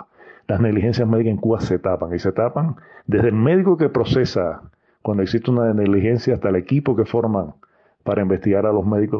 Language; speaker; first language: Spanish; native; Spanish